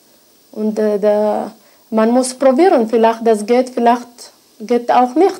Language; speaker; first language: German; non-native, learner; Hebrew